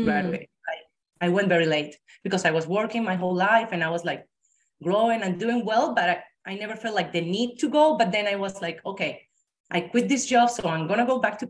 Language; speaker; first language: English; non-native, fluent; Spanish